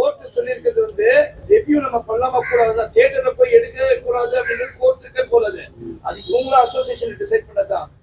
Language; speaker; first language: Tamil; native; Tamil